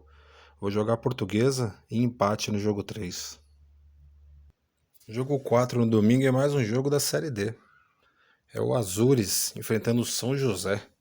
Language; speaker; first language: Portuguese; native; Portuguese